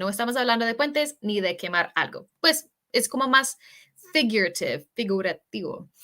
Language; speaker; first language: Spanish; non-native, fluent; English